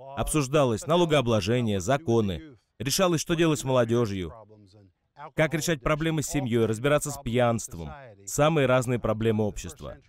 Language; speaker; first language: Russian; non-native, fluent; English